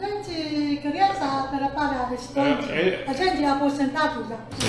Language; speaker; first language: Portuguese; non-native, learner; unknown